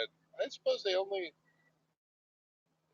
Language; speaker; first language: English; native; English